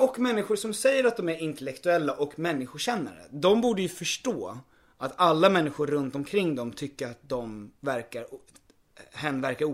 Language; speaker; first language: Swedish; native; Swedish